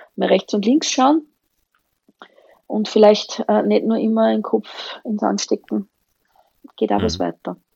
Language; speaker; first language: German; native; German